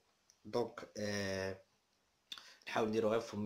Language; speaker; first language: Arabic; native; Arabic